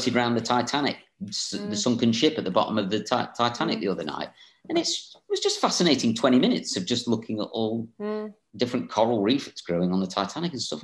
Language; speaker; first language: English; native; English